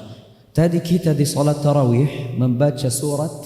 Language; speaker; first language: Indonesian; non-native, fluent; Arabic